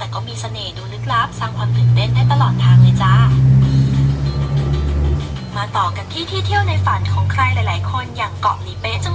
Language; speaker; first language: Thai; native; Thai